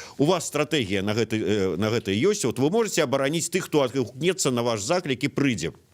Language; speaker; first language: Belarusian; native; Belarusian